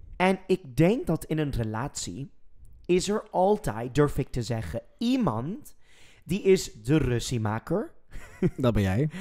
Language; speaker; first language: Dutch; non-native, fluent; English